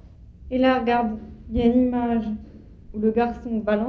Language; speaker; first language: French; native; French